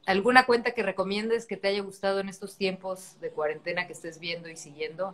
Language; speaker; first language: Spanish; native; Spanish